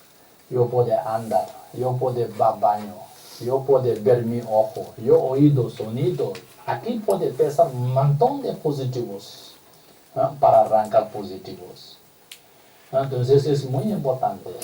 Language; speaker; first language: Spanish; non-native, learner; Tibetan